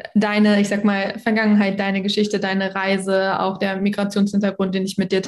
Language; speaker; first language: German; early bilingual, other home language; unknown